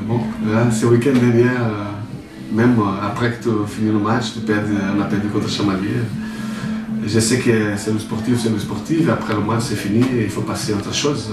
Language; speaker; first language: French; non-native, fluent; Portuguese